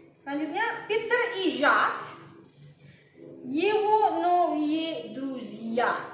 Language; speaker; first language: Russian; non-native, learner; Indonesian